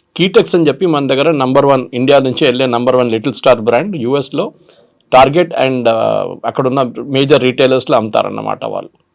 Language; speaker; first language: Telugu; non-native, local second language; Malayalam